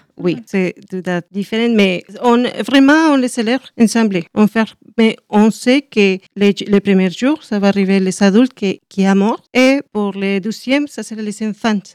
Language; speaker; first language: French; non-native, learner; Spanish